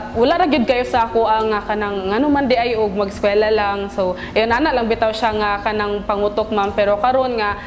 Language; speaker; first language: Cebuano; native; Cebuano